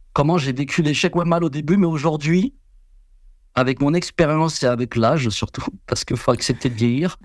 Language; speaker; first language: French; early bilingual, other home language; Vietnamese